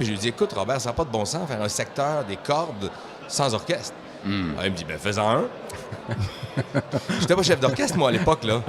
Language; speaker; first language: French; native; French